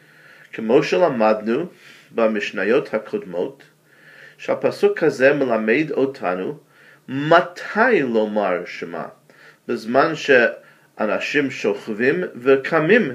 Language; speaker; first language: Hebrew; non-native, fluent; English